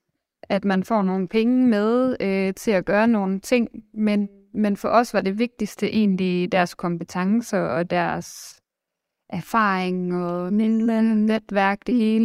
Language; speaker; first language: Danish; native; Danish